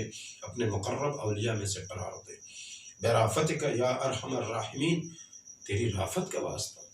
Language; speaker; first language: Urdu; native; Urdu